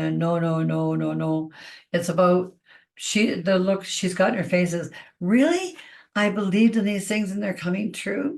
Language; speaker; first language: English; native; English